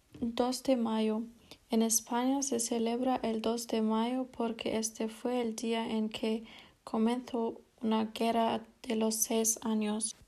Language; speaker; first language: Spanish; non-native, learner; German